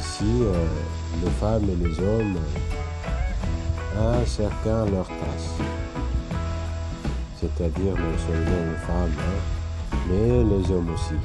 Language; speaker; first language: French; non-native, fluent; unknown